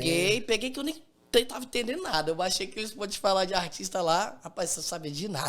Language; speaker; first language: Portuguese; native; Portuguese